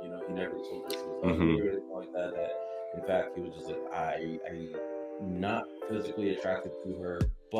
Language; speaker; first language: English; native; English